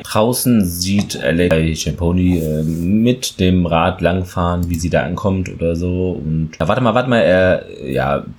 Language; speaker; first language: German; native; German